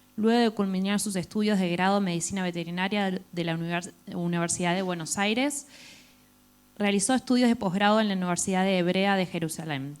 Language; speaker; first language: Spanish; native; Spanish